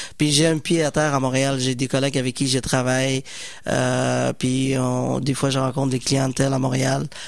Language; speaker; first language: French; non-native, fluent; Somali